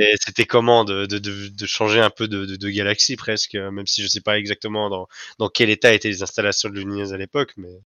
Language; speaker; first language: French; native; French